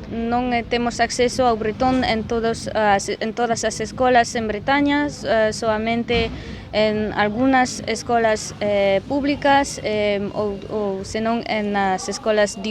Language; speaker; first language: Galician; non-native, fluent; French